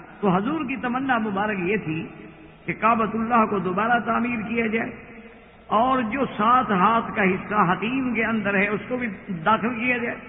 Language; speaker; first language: Urdu; native; Urdu